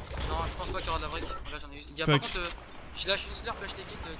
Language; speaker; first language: French; native; French